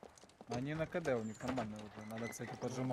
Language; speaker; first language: Russian; native; Russian